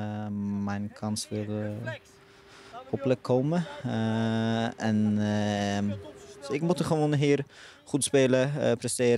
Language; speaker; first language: Dutch; non-native, fluent; Norwegian